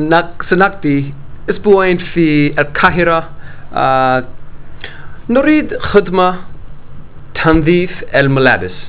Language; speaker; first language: Arabic; non-native, learner; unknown